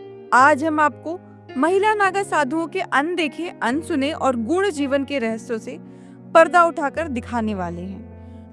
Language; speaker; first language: Hindi; native; Hindi